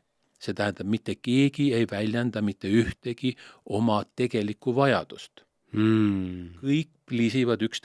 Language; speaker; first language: Estonian; native; Estonian